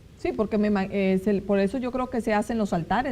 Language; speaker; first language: Spanish; native; Spanish